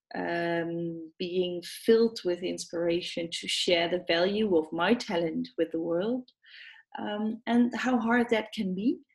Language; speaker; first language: English; non-native, fluent; Dutch